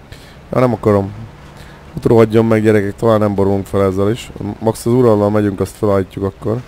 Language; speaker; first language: Hungarian; native; Hungarian